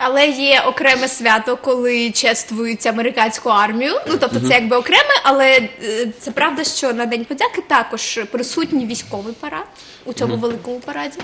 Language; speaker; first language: Ukrainian; native; Ukrainian